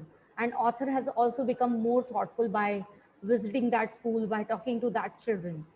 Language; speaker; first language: English; non-native, local second language; Hindi